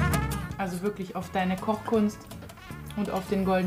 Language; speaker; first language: German; native; German